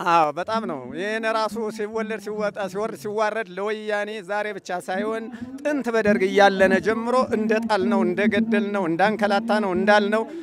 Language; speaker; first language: Amharic; native; Amharic